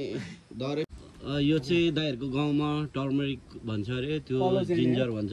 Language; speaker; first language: Nepali; native; Nepali